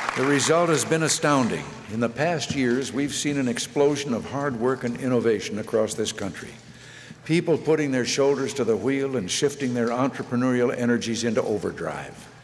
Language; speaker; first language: English; native; English